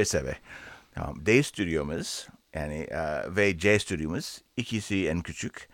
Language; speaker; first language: Turkish; non-native, learner; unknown